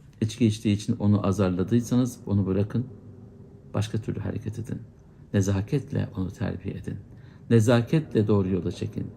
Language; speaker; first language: Turkish; native; Turkish